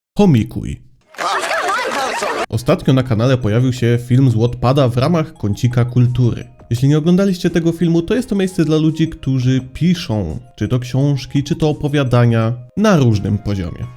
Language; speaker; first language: Polish; native; Polish